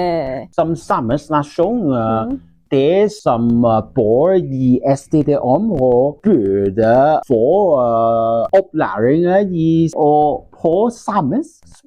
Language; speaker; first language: Norwegian; non-native, learner; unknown